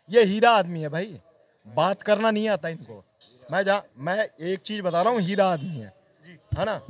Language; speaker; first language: Hindi; native; Hindi